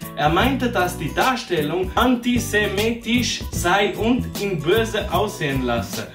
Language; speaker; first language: German; early bilingual, other home language; Portuguese